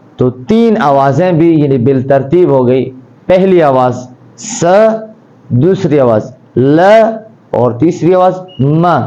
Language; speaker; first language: Urdu; native; Urdu